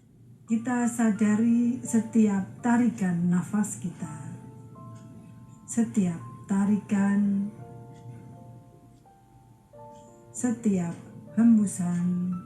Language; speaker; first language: Indonesian; native; Indonesian